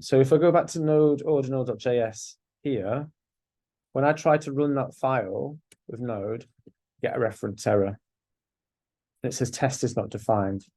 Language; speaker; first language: English; native; English